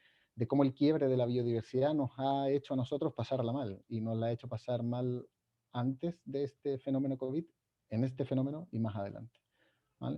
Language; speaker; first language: Spanish; native; Spanish